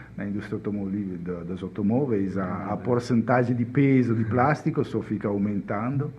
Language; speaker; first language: Portuguese; non-native, fluent; Italian